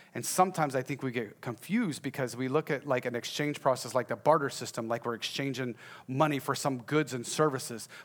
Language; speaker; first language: English; native; English